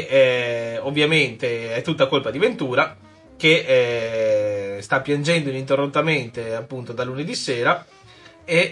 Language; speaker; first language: Italian; native; Italian